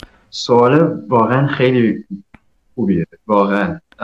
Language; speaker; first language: Persian; early bilingual, heritage; Persian